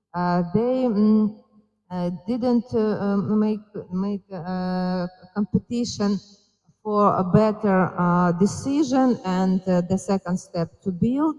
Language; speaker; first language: English; non-native, fluent; Ukrainian